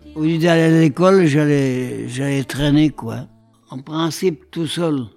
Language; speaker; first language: French; early bilingual, other home language; Polish